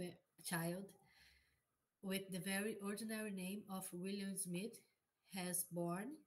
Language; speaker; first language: English; non-native, learner; Portuguese